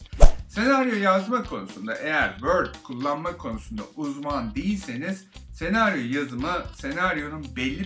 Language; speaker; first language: Turkish; native; Turkish